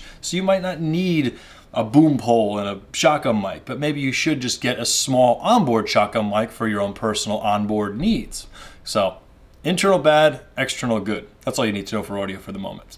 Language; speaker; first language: English; native; English